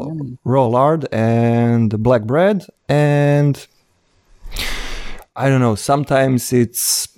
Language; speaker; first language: English; non-native, fluent; Croatian